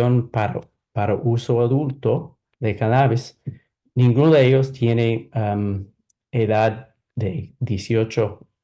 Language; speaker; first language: Spanish; non-native, fluent; English